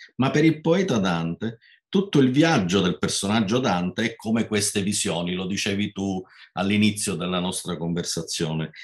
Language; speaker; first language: Italian; native; Italian